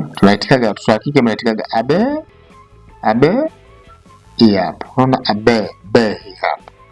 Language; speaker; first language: Swahili; native; Swahili